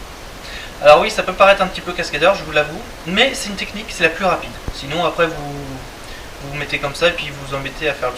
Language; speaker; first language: French; native; French